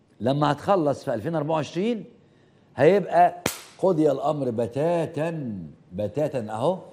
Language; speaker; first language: Arabic; native; Arabic